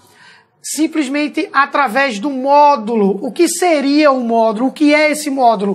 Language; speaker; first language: Portuguese; native; Portuguese